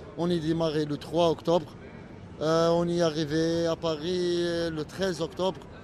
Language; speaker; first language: French; non-native, local second language; Arabic